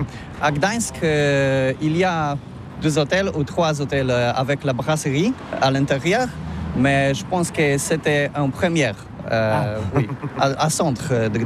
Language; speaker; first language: French; non-native, learner; Polish